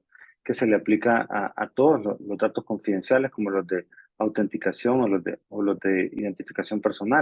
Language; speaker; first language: Spanish; native; Spanish